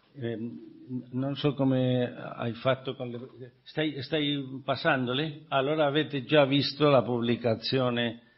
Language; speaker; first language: Italian; non-native, fluent; Spanish